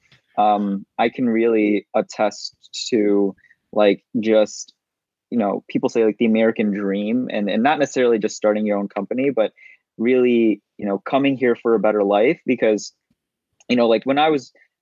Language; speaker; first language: English; native; English